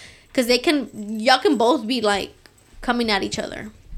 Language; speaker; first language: English; early bilingual, other home language; Spanish